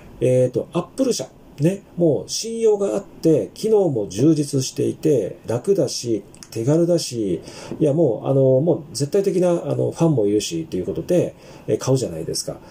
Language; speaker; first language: Japanese; native; Japanese